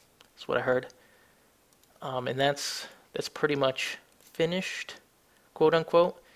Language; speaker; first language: English; native; English